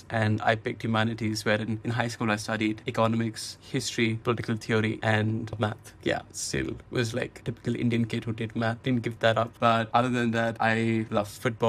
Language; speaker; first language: English; non-native, local second language; Hindi